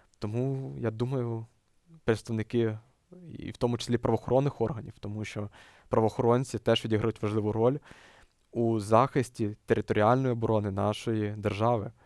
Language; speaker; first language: Ukrainian; native; Ukrainian